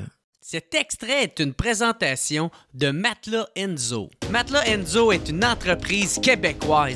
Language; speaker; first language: French; native; French